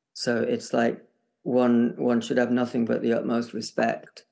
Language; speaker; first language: English; native; English